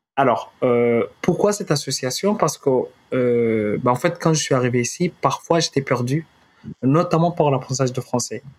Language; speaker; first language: French; non-native, fluent; Arabic